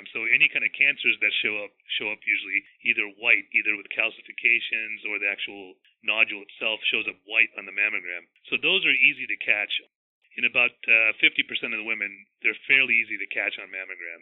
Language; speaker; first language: English; native; English